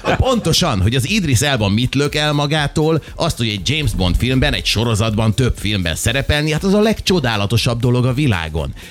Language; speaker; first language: Hungarian; native; Hungarian